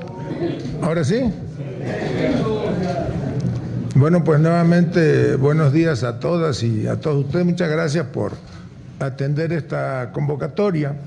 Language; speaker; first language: Spanish; native; Spanish